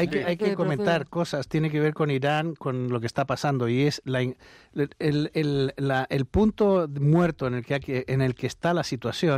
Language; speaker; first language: Spanish; native; Spanish